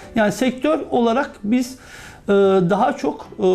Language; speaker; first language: Turkish; native; Turkish